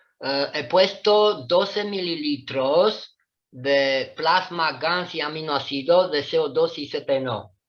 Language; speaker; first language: Spanish; non-native, fluent; Italian